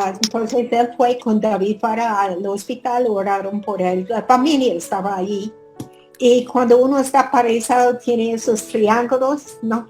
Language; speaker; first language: Spanish; non-native, fluent; English